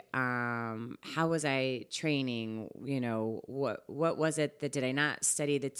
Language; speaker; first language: English; native; English